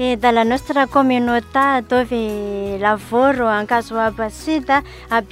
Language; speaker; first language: Italian; non-native, learner; Malagasy